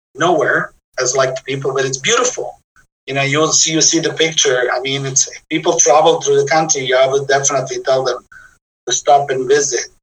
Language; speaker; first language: English; non-native, fluent; Bosnian